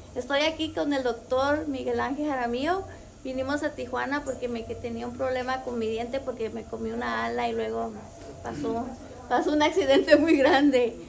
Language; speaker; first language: Spanish; early bilingual, heritage; Spanish